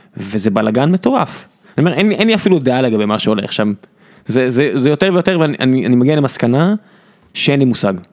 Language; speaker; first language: Hebrew; native; Hebrew